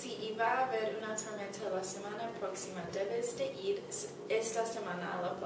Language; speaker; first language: Spanish; non-native, learner; English